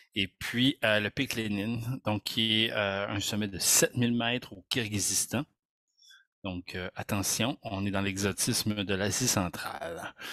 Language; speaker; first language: French; native; French